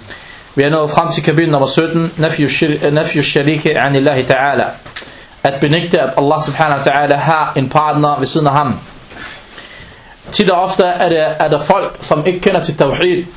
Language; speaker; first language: Danish; non-native, local second language; Arabic